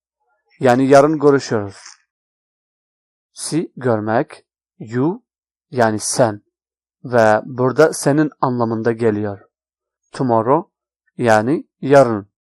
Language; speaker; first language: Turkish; non-native, fluent; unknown